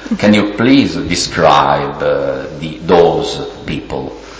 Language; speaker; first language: English; non-native, fluent; Italian